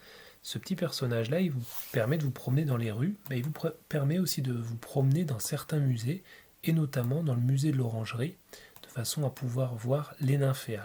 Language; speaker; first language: French; native; French